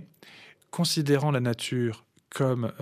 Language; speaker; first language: French; native; French